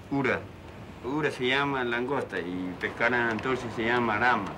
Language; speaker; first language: Spanish; non-native, local second language; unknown